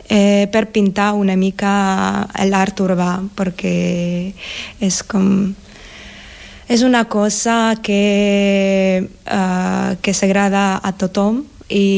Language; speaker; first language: Catalan; non-native, learner; Spanish